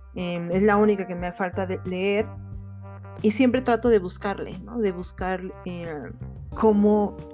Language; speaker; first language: Spanish; native; Spanish